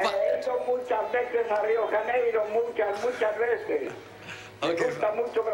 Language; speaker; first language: Portuguese; non-native, learner; Spanish